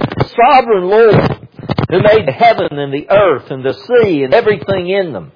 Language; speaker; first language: English; native; English